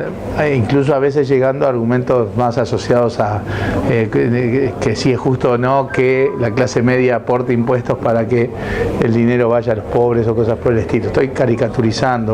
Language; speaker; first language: Spanish; native; Spanish